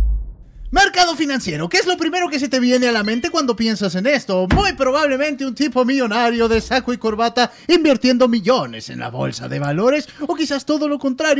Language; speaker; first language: Spanish; native; Spanish